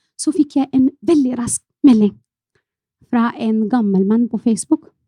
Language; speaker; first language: Norwegian; non-native, fluent; Arabic